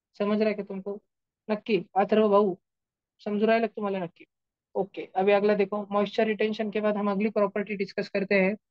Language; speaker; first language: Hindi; non-native, local second language; Marathi